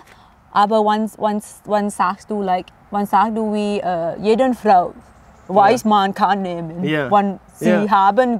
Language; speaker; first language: German; non-native, learner; Thai